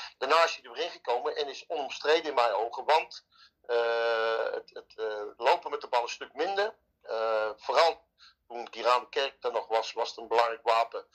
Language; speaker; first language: Dutch; native; Dutch